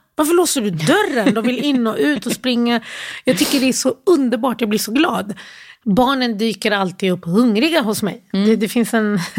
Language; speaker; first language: Swedish; early bilingual, other home language; Arabic